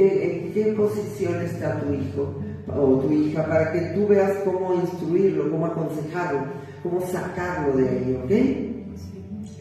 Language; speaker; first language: Spanish; native; Spanish